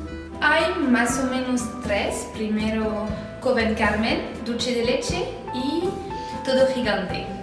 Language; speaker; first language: Spanish; non-native, learner; French